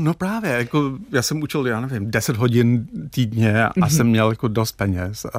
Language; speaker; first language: Czech; non-native, fluent; English